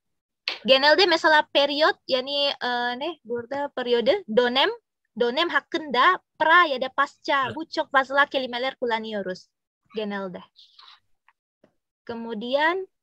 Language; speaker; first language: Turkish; non-native, learner; Indonesian